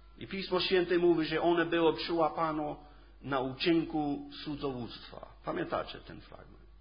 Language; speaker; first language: Polish; non-native, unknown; English